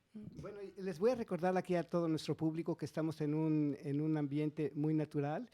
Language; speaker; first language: Spanish; native; Spanish